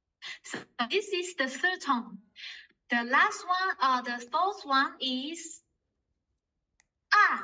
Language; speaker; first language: English; non-native, fluent; Chinese